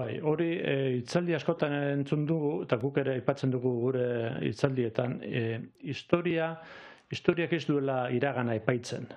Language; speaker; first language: Basque; native; Basque